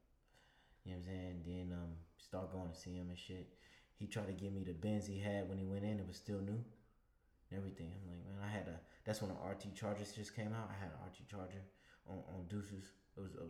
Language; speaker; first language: English; native; English